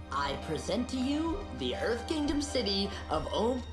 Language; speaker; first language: English; native; English